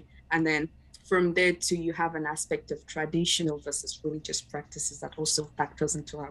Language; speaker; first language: English; non-native, local second language; Igbo